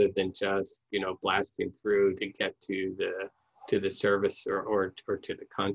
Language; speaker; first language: English; native; English